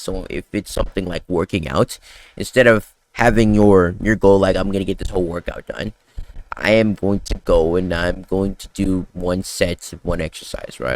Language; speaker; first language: English; native; English